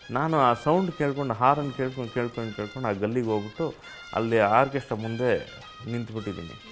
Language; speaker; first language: Kannada; native; Kannada